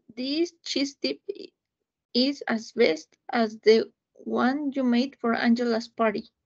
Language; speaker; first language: English; non-native, learner; Spanish